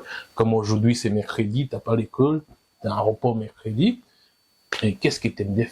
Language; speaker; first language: French; non-native, fluent; Kinyarwanda